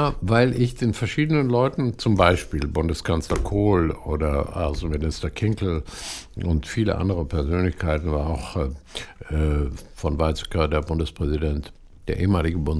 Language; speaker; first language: German; non-native, fluent; Hebrew